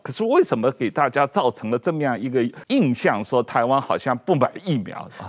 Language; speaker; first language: Chinese; native; Chinese